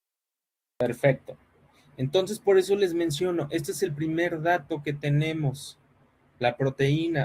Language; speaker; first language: Spanish; native; Spanish